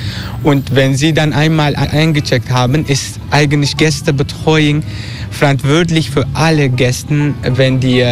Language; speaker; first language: German; non-native, learner; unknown